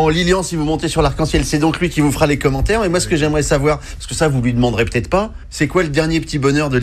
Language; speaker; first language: French; native; French